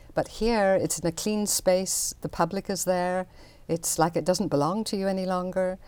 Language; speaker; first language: English; native; English